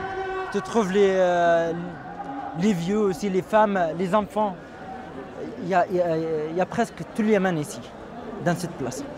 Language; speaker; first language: French; non-native, fluent; Arabic